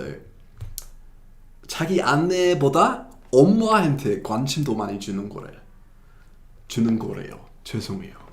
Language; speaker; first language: Korean; non-native, fluent; English